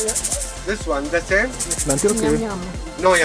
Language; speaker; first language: English; non-native, learner; Arabic